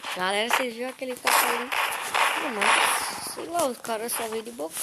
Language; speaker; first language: Portuguese; native; Portuguese